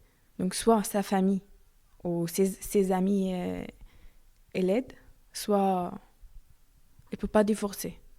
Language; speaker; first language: French; non-native, learner; Arabic